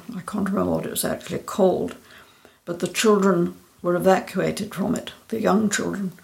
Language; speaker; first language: English; native; English